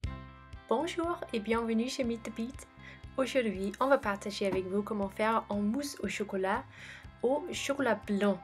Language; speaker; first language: French; non-native, fluent; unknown